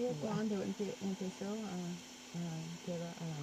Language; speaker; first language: Spanish; non-native, learner; English